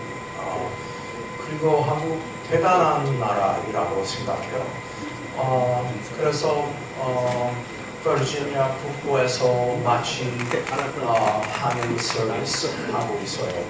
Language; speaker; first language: Korean; non-native, learner; English